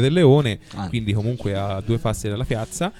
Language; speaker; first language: Italian; native; Italian